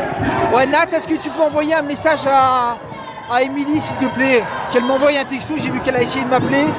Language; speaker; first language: French; native; French